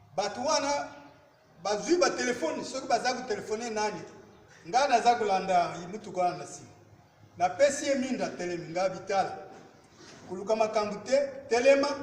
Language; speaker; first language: Lingala; non-native, local second language; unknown